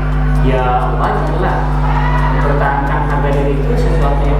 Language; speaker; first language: Indonesian; native; Indonesian